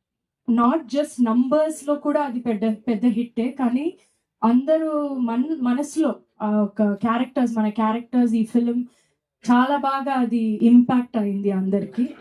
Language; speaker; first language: Telugu; non-native, fluent; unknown